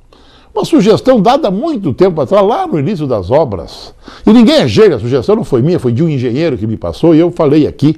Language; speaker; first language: Portuguese; native; Portuguese